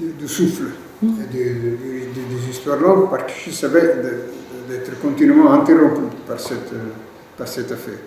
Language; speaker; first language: French; non-native, fluent; Italian